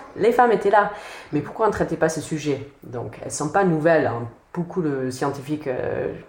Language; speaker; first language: French; non-native, fluent; English